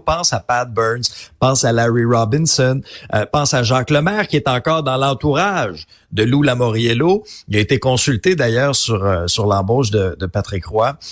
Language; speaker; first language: French; native; French